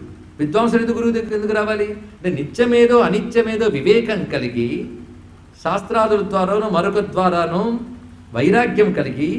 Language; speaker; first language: Telugu; native; Telugu